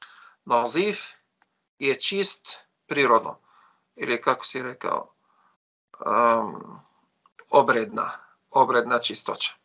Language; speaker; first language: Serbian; non-native, fluent; Arabic